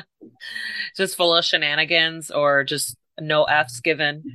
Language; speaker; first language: English; native; English